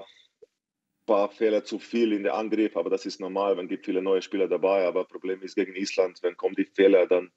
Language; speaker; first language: German; non-native, fluent; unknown